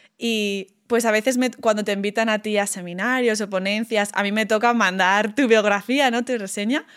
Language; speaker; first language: Spanish; non-native, fluent; English